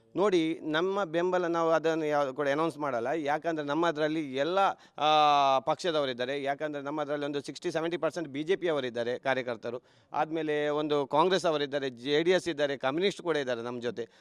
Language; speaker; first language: Kannada; non-native, local second language; Tulu